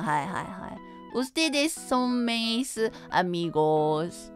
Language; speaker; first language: Spanish; non-native, learner; Japanese